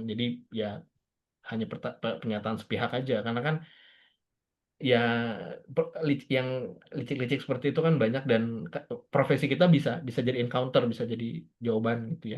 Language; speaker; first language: Indonesian; native; Indonesian